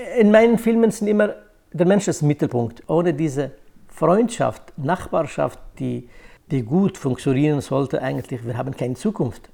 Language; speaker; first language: German; non-native, fluent; Kurdish